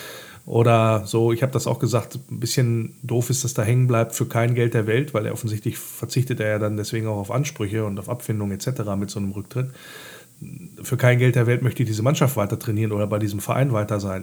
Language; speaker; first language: German; native; German